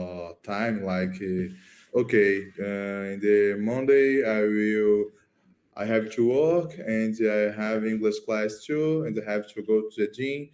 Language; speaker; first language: English; non-native, learner; Portuguese